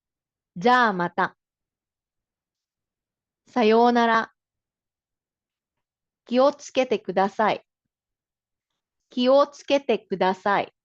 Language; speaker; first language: Japanese; non-native, fluent; Filipino